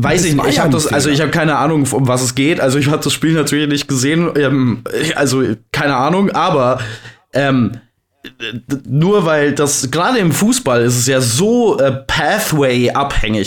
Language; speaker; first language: German; native; German